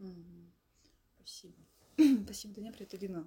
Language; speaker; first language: Russian; native; Russian